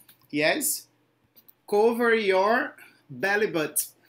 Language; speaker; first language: English; non-native, fluent; Portuguese